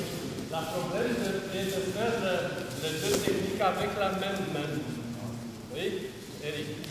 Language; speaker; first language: French; non-native, fluent; Romanian